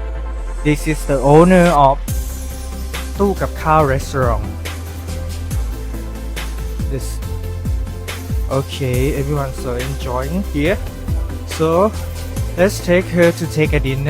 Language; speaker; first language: English; non-native, learner; Thai